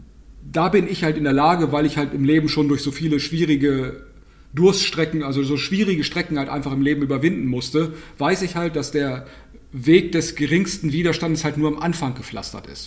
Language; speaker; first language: German; native; German